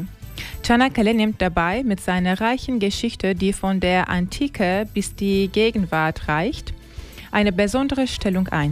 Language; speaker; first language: German; non-native, learner; Turkish